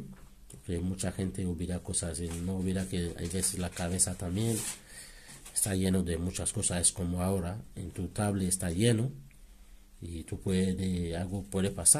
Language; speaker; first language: Spanish; non-native, learner; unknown